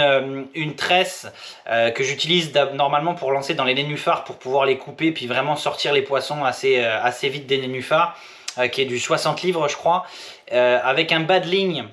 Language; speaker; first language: French; native; French